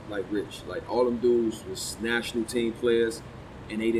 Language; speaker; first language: English; native; English